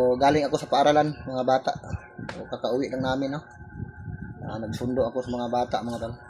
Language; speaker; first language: Filipino; non-native, local second language; Cebuano